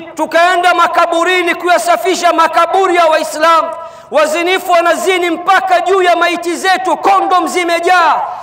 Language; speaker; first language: Swahili; native; Swahili